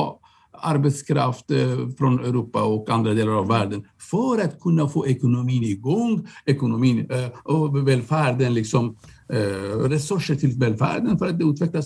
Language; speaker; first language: Swedish; non-native, fluent; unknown